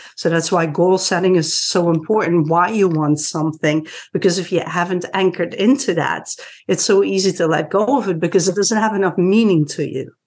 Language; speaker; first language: English; non-native, fluent; Dutch